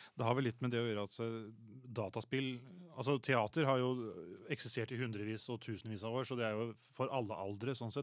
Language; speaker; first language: Norwegian; native; Norwegian